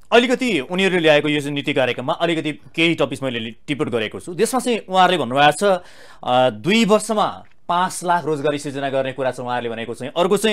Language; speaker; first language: Nepali; native; Nepali